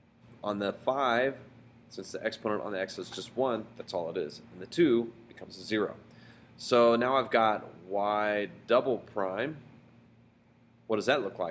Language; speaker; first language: English; native; English